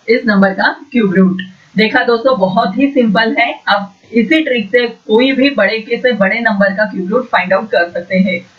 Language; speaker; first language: Hindi; non-native, local second language; Marathi